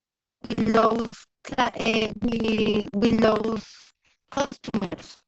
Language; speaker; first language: English; non-native, learner; Spanish